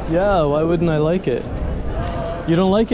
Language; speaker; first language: English; native; English